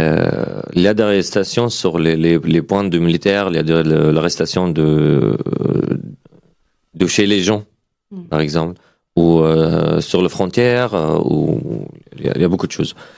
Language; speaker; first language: French; non-native, fluent; Arabic